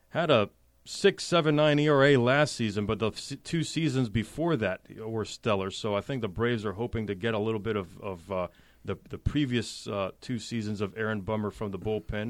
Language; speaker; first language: English; native; English